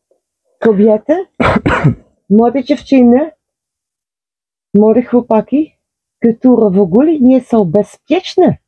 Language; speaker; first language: Polish; non-native, learner; Dutch